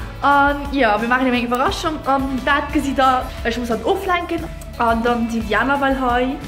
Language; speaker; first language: German; non-native, learner; Luxembourgish